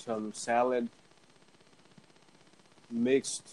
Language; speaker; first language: English; native; English